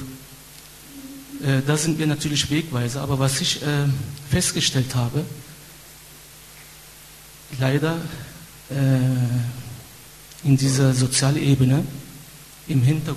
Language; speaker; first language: German; non-native, fluent; Turkish